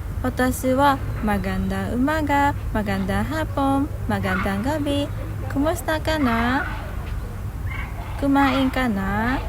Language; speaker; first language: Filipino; non-native, learner; Japanese